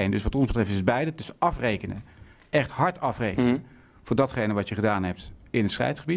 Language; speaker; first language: Dutch; native; Dutch